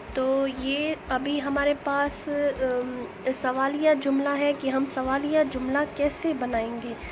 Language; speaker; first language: Urdu; non-native, local second language; Baluchi